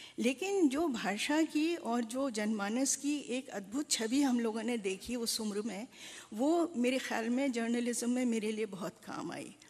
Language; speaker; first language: Hindi; native; Hindi